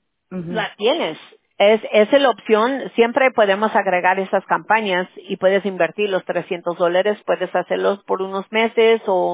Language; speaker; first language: Spanish; early bilingual, heritage; Spanish